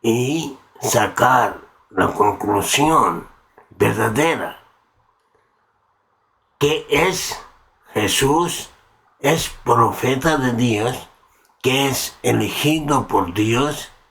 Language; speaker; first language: Spanish; non-native, learner; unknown